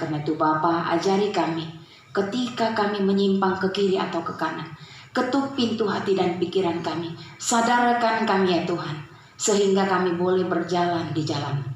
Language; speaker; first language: Indonesian; native; Indonesian